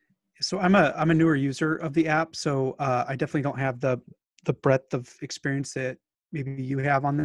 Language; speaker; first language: English; native; English